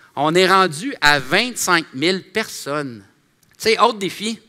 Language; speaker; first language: French; native; French